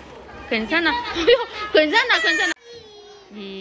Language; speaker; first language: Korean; non-native, fluent; Chinese